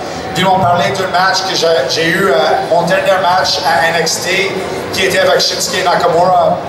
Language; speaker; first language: French; non-native, local second language; English